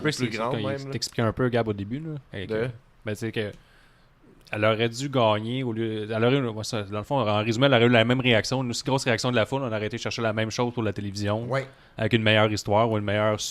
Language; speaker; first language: French; native; French